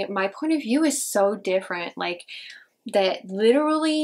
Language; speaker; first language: English; native; English